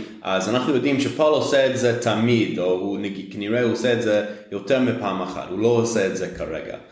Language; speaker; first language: Hebrew; non-native, fluent; English